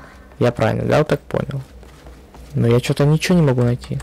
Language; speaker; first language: Russian; native; Russian